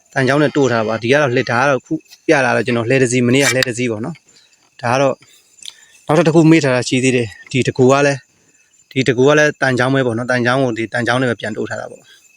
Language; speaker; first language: Burmese; native; Burmese